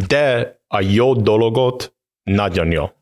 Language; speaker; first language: Hungarian; non-native, learner; English